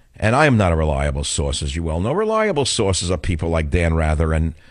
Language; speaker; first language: English; native; English